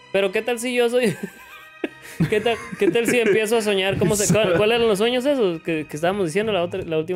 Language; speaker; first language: Spanish; early bilingual, heritage; Spanish